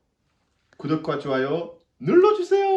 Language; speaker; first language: Korean; non-native, learner; French